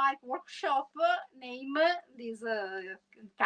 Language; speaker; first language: English; non-native, learner; Italian